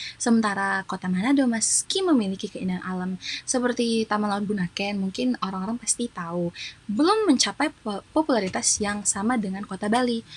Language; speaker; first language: Indonesian; native; Indonesian